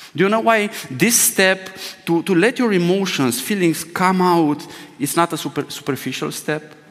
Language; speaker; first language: English; non-native, fluent; Romanian